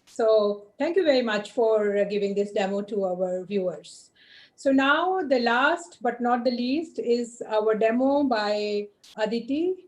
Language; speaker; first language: English; non-native, local second language; Hindi